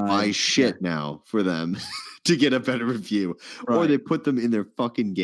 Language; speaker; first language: English; native; English